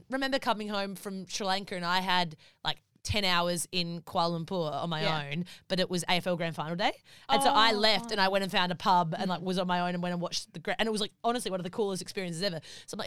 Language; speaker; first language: English; native; English